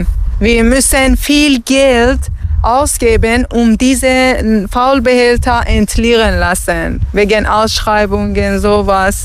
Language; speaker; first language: German; non-native, learner; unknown